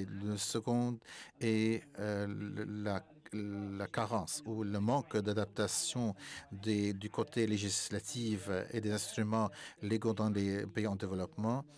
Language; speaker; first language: French; non-native, fluent; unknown